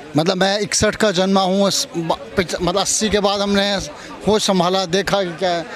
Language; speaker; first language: Hindi; native; Hindi